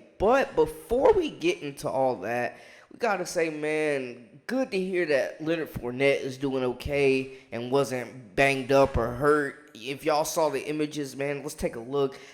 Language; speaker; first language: English; native; English